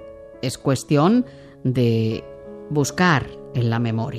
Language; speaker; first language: Spanish; native; Spanish